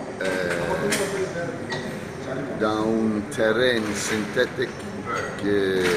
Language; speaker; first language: French; non-native, learner; English